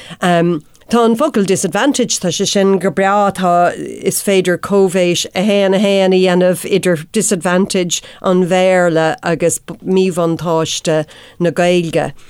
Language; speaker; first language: Irish; non-native, local second language; English